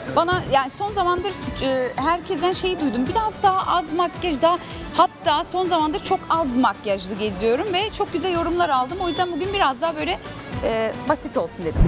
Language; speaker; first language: Turkish; early bilingual, heritage; Turkish